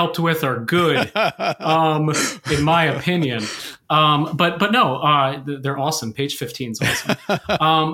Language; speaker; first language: English; native; English